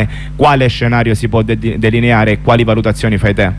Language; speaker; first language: Italian; native; Italian